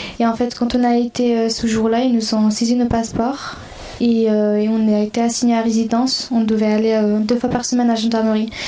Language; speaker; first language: French; early bilingual, other home language; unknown